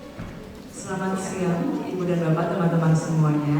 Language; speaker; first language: Indonesian; native; Indonesian